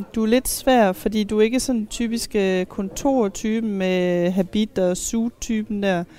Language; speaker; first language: Danish; native; Danish